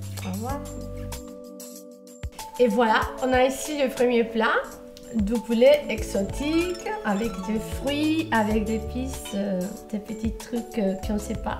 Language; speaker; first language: French; non-native, fluent; Spanish